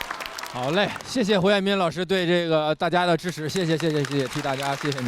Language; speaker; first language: Chinese; native; Chinese